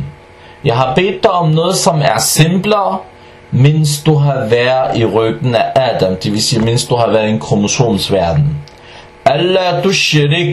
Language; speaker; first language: Danish; non-native, fluent; Arabic